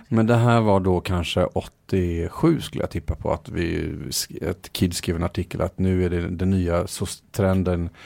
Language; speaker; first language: Swedish; native; Swedish